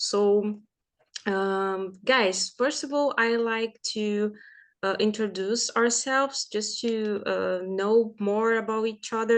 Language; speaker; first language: English; non-native, fluent; Portuguese